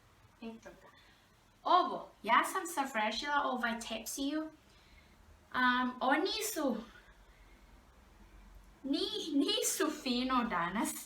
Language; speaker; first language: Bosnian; early bilingual, heritage; Bosnian